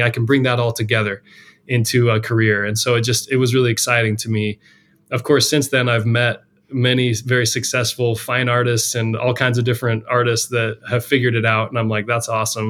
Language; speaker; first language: English; native; English